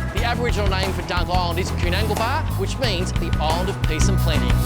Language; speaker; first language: English; native; English